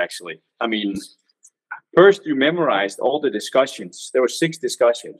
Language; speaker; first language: English; non-native, fluent; Danish